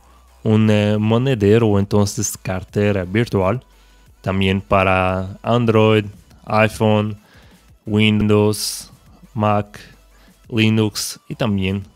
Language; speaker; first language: Spanish; non-native, fluent; Portuguese